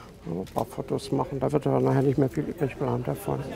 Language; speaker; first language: German; native; German